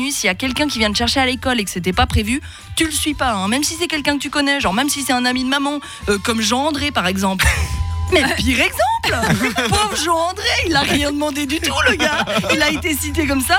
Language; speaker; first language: French; native; French